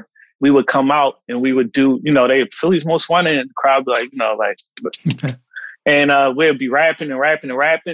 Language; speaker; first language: English; native; English